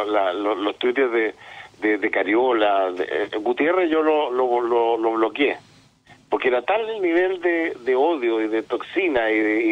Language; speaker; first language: Spanish; native; Spanish